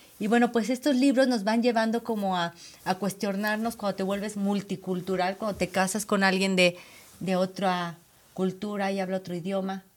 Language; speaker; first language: Spanish; native; Spanish